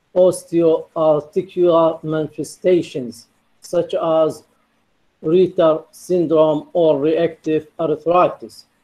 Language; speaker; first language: English; non-native, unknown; Arabic